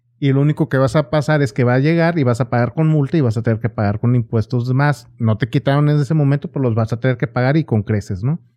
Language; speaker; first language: Spanish; native; Spanish